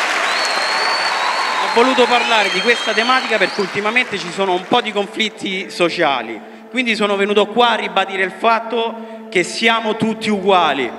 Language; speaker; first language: Italian; early bilingual, other home language; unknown